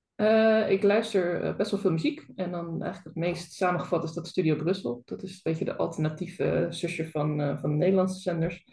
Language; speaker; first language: Dutch; native; Dutch